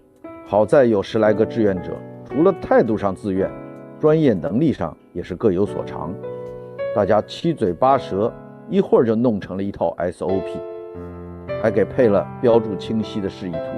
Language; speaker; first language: Chinese; native; Chinese